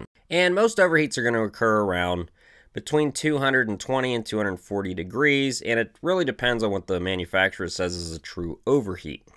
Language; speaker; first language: English; native; English